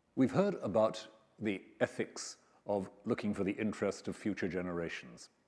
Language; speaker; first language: English; native; English